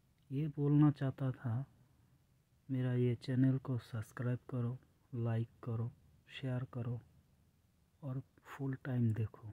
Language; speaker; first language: Hindi; non-native, local second language; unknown